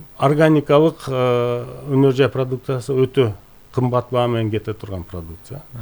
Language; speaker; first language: Kyrgyz; native; Kyrgyz